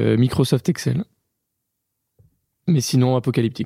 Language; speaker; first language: French; native; French